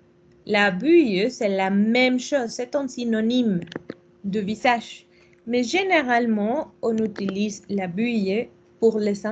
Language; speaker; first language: French; non-native, fluent; Spanish